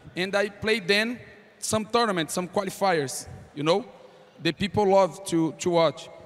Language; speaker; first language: English; non-native, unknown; Portuguese